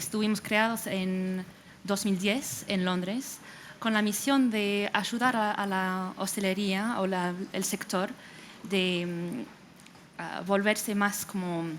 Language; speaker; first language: Spanish; non-native, fluent; English